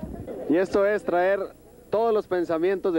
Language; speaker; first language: Spanish; native; Spanish